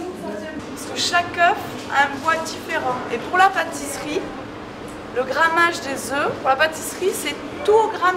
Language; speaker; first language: French; native; French